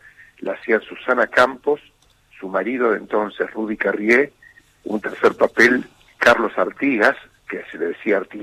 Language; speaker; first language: Spanish; native; Spanish